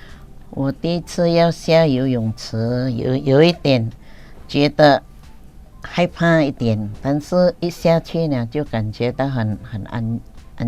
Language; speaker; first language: Chinese; early bilingual, heritage; Chinese